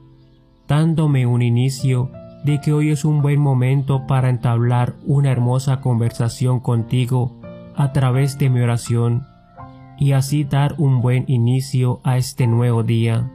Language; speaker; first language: Spanish; native; Spanish